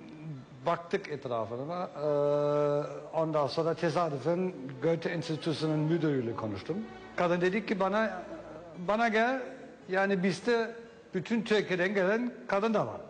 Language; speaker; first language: Turkish; non-native, fluent; German